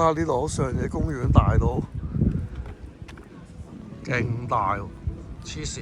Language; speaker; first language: Cantonese; native; Cantonese